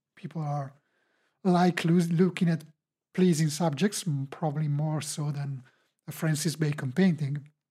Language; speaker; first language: English; non-native, fluent; Italian